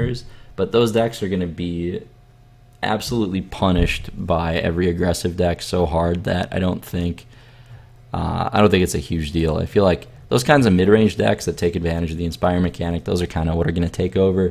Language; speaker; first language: English; native; English